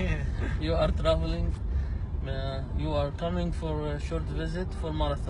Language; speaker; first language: English; non-native, learner; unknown